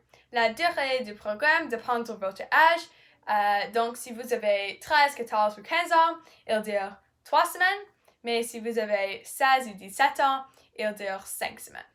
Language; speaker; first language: French; non-native, learner; English